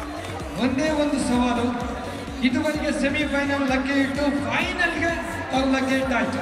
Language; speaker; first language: Kannada; native; Kannada